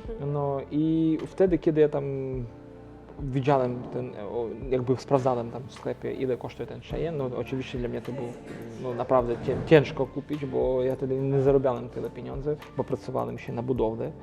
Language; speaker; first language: Polish; non-native, local second language; Ukrainian